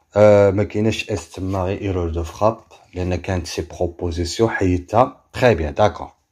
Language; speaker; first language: French; non-native, local second language; Arabic